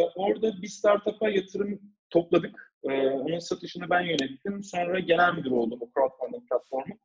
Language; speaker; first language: Turkish; early bilingual, heritage; Turkish